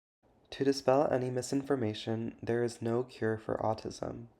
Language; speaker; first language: English; native; English